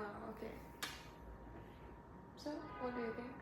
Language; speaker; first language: English; non-native, learner; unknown